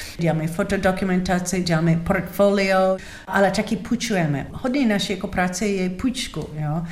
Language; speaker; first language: Czech; non-native, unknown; English